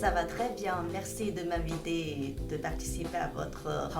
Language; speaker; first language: French; non-native, fluent; Chinese